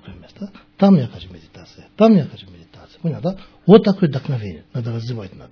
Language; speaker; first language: Russian; non-native, learner; Tibetan